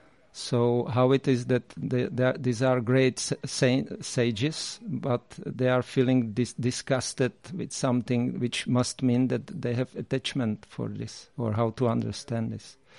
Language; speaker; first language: English; non-native, fluent; Czech